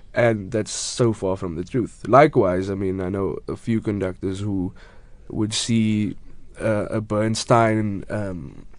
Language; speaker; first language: English; native; English